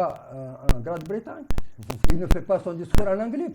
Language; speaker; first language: French; non-native, local second language; Arabic